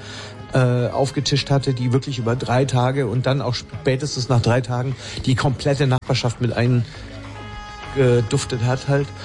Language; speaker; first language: German; native; German